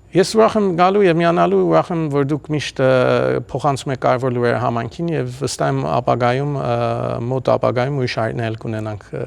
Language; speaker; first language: Armenian; early bilingual, heritage; Armenian